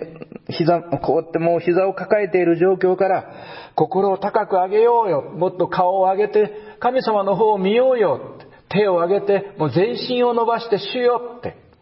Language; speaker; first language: Japanese; native; Japanese